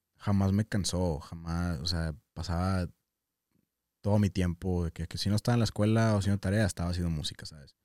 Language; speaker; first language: Spanish; early bilingual, heritage; English